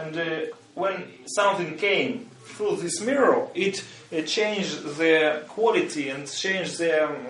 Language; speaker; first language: English; non-native, learner; Russian